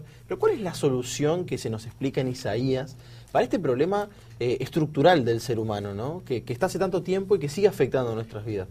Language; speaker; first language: Spanish; native; Spanish